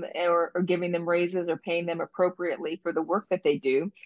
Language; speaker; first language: English; native; English